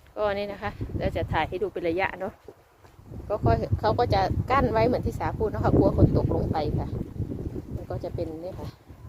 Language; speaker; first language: Thai; native; Thai